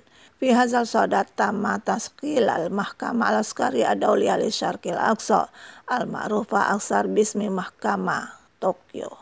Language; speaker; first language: Arabic; non-native, fluent; Indonesian